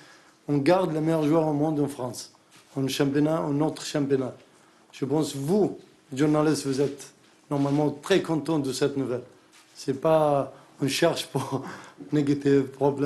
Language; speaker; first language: French; non-native, learner; Arabic